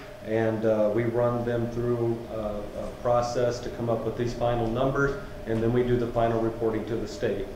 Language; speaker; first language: English; native; English